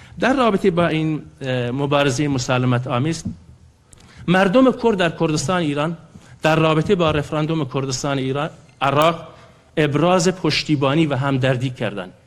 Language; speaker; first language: Persian; non-native, local second language; Kurdish